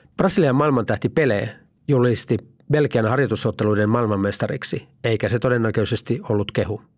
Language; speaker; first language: Finnish; native; Finnish